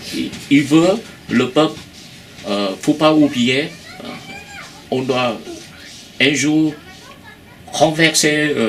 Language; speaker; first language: French; non-native, fluent; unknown